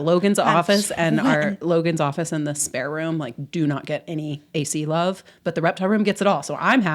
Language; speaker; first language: English; native; English